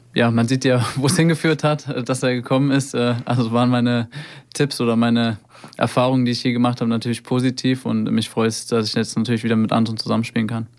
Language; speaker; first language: German; native; German